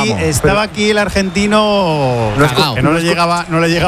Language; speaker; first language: Spanish; native; Spanish